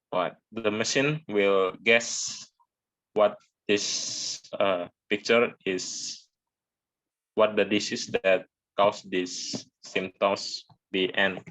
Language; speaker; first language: English; non-native, learner; Indonesian